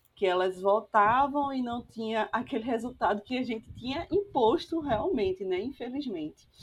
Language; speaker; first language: Portuguese; native; Portuguese